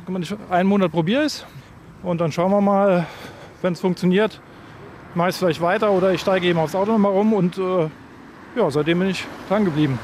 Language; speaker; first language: German; native; German